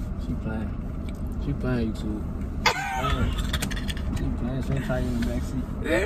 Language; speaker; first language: English; native; English